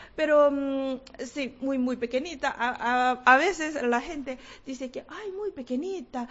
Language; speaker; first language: Spanish; non-native, learner; Korean